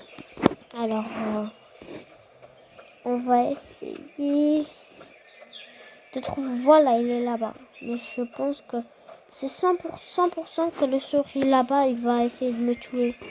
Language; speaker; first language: French; non-native, fluent; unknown